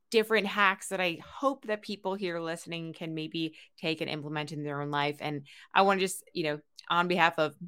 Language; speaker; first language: English; native; English